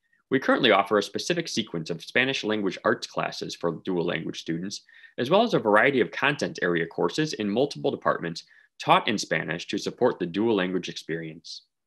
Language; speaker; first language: English; native; English